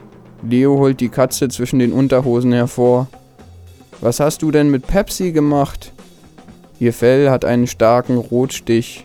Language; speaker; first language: German; native; German